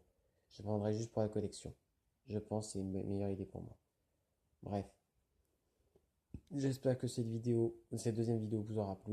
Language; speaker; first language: French; native; French